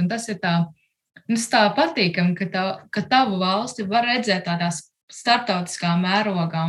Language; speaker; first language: Latvian; early bilingual, heritage; Latvian